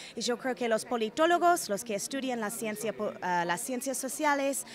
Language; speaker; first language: Spanish; non-native, fluent; English